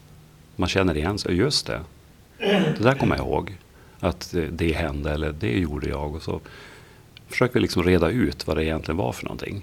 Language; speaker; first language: Swedish; native; Swedish